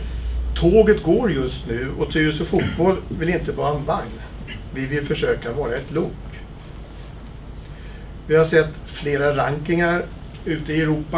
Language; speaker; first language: Swedish; native; Swedish